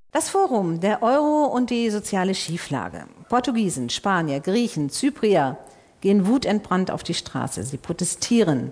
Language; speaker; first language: German; native; German